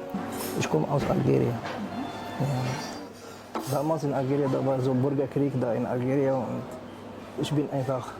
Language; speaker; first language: German; non-native, learner; Arabic